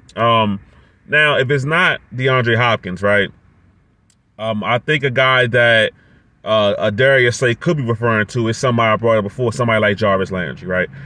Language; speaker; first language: English; native; English